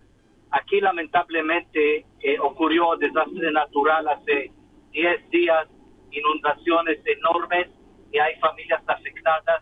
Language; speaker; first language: Spanish; non-native, fluent; Hebrew